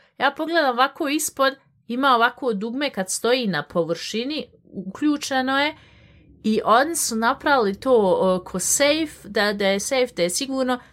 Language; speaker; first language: Bosnian; early bilingual, heritage; Bosnian